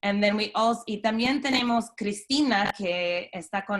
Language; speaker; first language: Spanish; non-native, fluent; English